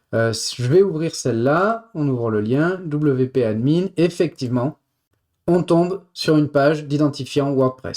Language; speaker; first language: French; native; French